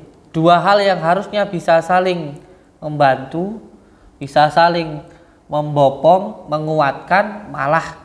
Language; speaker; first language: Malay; non-native, local second language; Javanese